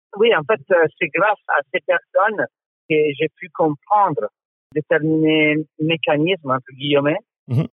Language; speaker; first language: French; non-native, fluent; Italian